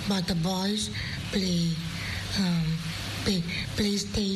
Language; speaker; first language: English; non-native, learner; Dutch